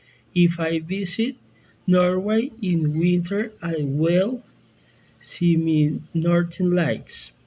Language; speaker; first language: English; non-native, learner; Spanish